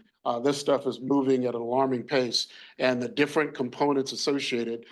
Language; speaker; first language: English; native; English